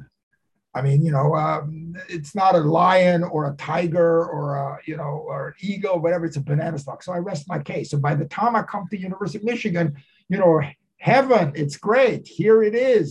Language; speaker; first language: English; native; English